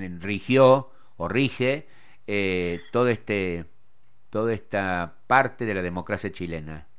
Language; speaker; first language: Spanish; native; Spanish